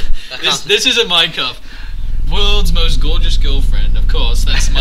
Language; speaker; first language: English; native; English